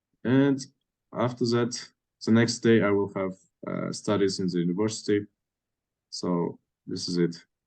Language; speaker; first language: English; non-native, fluent; Russian